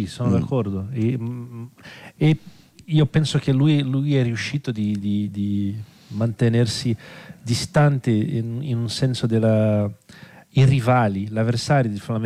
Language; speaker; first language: Italian; non-native, fluent; Portuguese